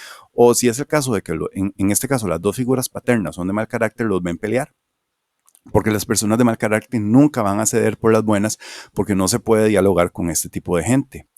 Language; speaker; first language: Spanish; native; Spanish